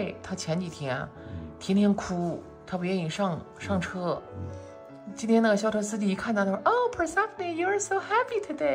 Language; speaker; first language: Chinese; native; Chinese